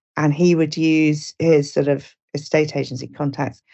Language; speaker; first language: English; native; English